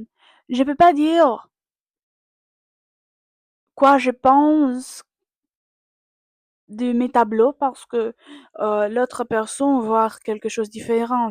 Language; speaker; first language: French; non-native, learner; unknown